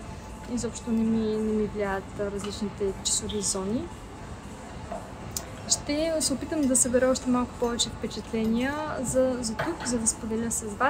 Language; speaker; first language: Bulgarian; native; Bulgarian